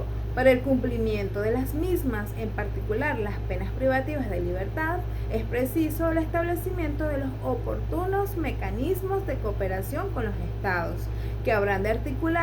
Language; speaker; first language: Spanish; native; Spanish